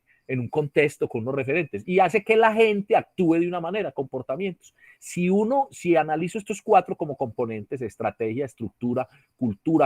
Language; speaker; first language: Spanish; native; Spanish